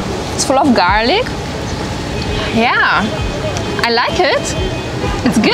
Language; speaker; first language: English; non-native, fluent; German